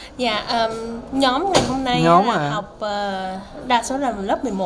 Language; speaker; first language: Vietnamese; early bilingual, heritage; Vietnamese